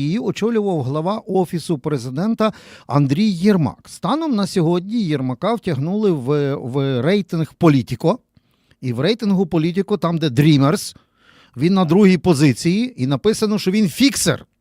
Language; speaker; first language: Ukrainian; native; Ukrainian